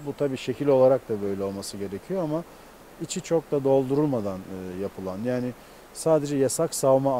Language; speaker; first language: Turkish; native; Turkish